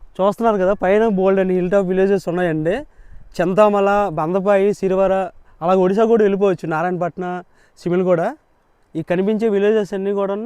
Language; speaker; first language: Telugu; native; Telugu